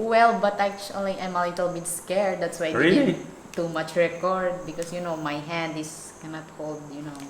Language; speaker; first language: English; non-native, learner; Filipino